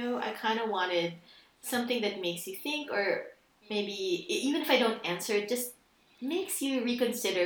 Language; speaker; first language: English; non-native, local second language; Filipino